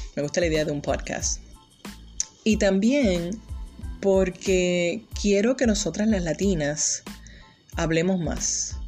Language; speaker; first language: Spanish; early bilingual, heritage; Spanish